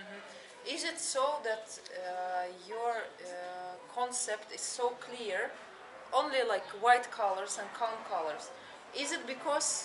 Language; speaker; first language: English; non-native, fluent; Russian